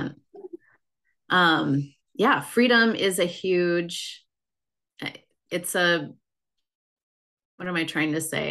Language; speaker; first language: English; native; English